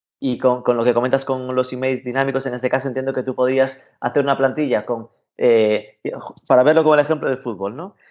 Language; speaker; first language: Spanish; native; Spanish